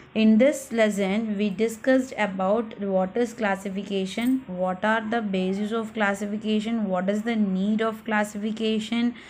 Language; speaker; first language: English; non-native, local second language; Tamil